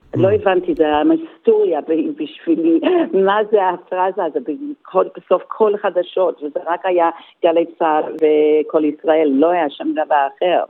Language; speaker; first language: Hebrew; non-native, fluent; Yiddish